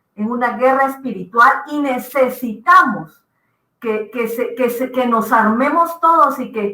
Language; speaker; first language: Spanish; native; Spanish